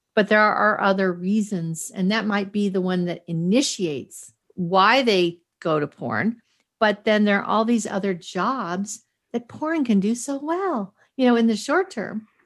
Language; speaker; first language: English; native; English